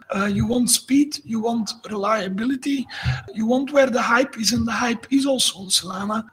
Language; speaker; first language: English; non-native, fluent; Dutch